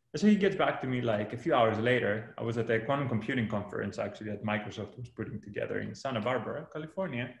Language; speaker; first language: English; non-native, fluent; Greek